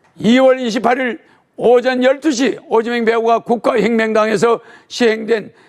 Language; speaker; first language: Korean; native; Korean